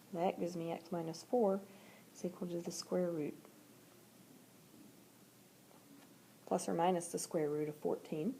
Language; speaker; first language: English; native; English